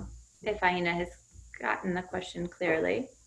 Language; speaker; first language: English; native; English